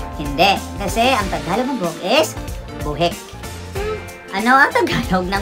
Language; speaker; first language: Filipino; non-native, local second language; Cebuano